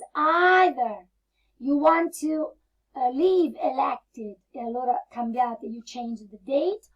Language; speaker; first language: English; non-native, fluent; Italian